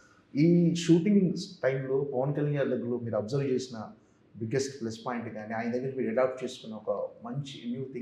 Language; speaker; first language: Telugu; native; Telugu